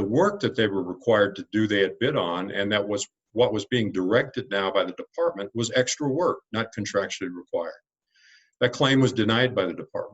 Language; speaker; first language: English; native; English